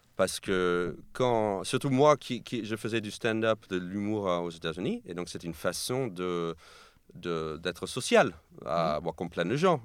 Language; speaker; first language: French; non-native, fluent; English